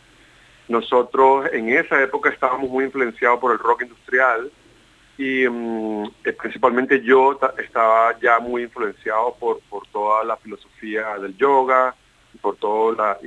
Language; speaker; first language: Spanish; native; Spanish